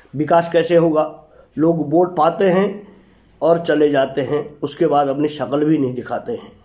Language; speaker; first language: Hindi; native; Hindi